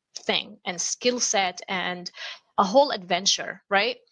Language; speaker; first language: English; non-native, fluent; Arabic